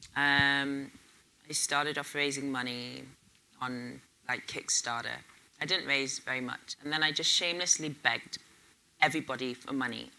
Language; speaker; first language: English; native; English